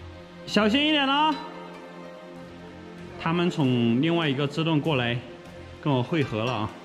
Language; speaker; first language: Chinese; native; Chinese